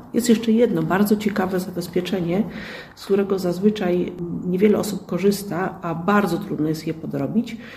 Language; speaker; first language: Polish; native; Polish